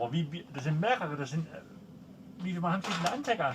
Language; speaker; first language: German; native; German